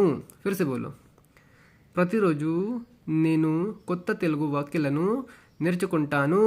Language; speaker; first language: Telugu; non-native, learner; Hindi